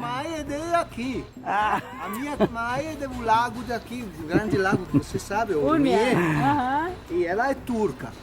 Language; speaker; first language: Portuguese; non-native, learner; Italian